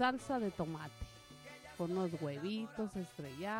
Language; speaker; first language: Spanish; native; Spanish